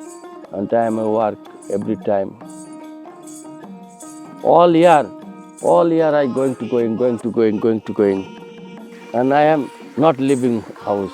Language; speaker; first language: English; non-native, learner; Bangla